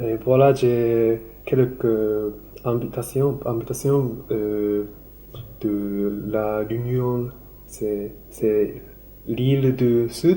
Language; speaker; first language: French; non-native, learner; Japanese